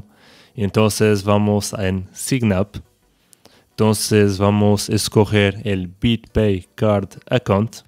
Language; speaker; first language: Spanish; non-native, fluent; Portuguese